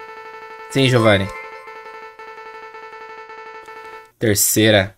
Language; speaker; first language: Portuguese; native; Portuguese